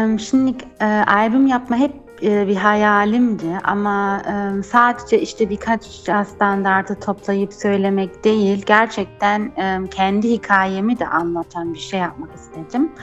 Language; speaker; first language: Turkish; early bilingual, heritage; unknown